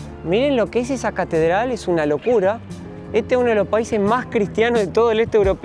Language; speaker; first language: Spanish; native; Spanish